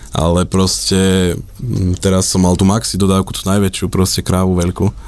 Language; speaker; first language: Slovak; native; Slovak